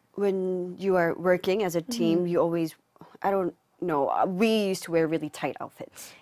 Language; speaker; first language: English; non-native, local second language; Korean